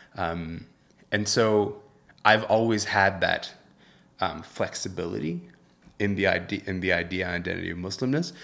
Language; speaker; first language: English; early bilingual, other home language; Arabic